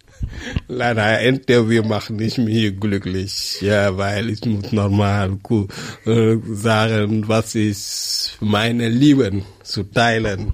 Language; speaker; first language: German; non-native, learner; French